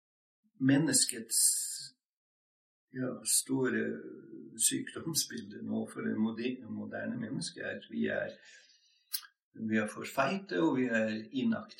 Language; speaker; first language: Norwegian; non-native, fluent; English